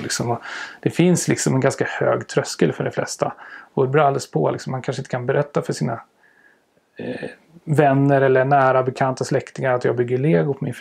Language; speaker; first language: Swedish; native; Swedish